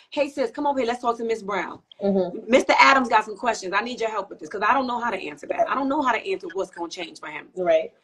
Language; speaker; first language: English; native; English